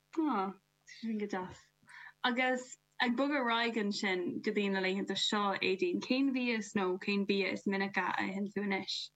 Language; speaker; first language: Irish; non-native, local second language; English